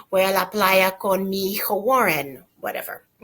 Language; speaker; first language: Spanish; non-native, fluent; English